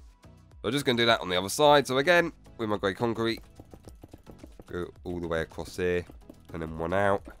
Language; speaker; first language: English; native; English